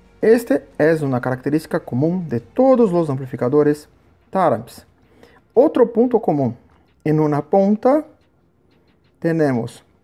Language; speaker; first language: Spanish; non-native, learner; Portuguese